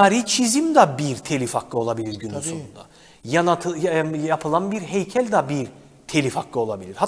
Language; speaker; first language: Turkish; native; Turkish